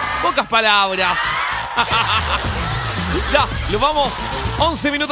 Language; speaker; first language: Spanish; native; Spanish